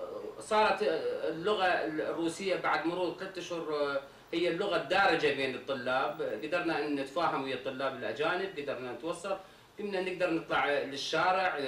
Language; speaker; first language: Arabic; native; Arabic